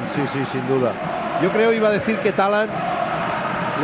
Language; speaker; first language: Spanish; native; Spanish